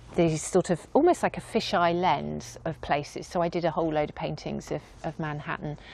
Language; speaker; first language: English; native; English